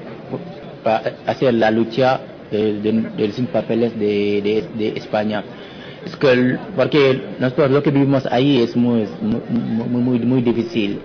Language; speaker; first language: Spanish; non-native, fluent; Wolof